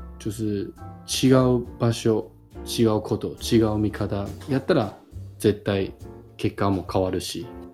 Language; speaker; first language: Japanese; non-native, fluent; Chinese